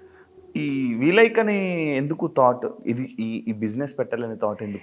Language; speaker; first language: Telugu; native; Telugu